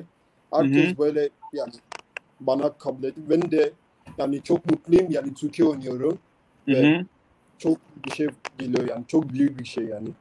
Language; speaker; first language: Turkish; non-native, learner; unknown